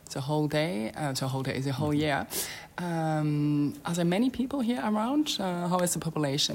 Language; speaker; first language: English; non-native, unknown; French